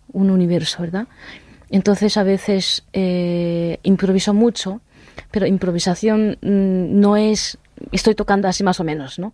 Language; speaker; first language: Spanish; non-native, fluent; Japanese